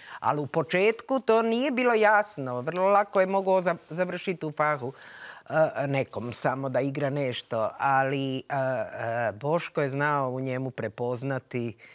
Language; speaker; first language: Croatian; native; Croatian